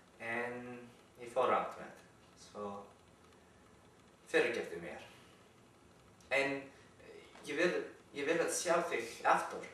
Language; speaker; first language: Icelandic; non-native, learner; English